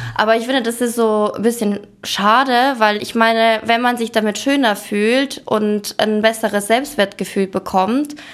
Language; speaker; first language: German; early bilingual, other home language; Ukrainian